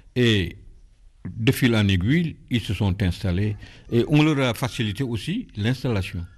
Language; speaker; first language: French; non-native, local second language; Wolof